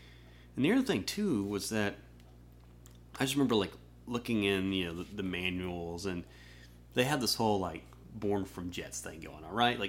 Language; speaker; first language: English; native; English